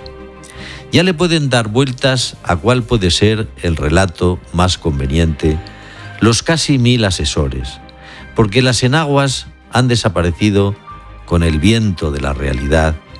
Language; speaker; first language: Spanish; native; Spanish